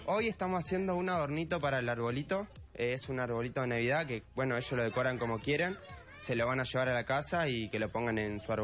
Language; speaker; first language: Spanish; native; Spanish